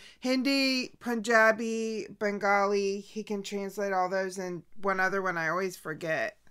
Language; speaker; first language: English; native; English